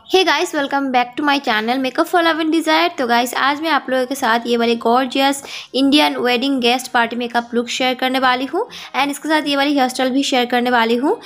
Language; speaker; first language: Hindi; non-native, local second language; Bangla